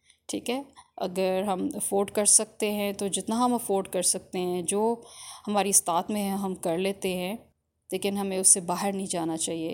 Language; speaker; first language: Urdu; early bilingual, other home language; English